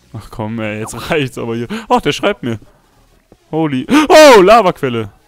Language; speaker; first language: German; early bilingual, other home language; Russian